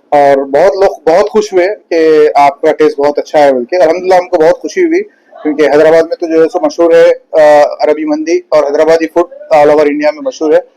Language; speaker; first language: Hindi; native; Hindi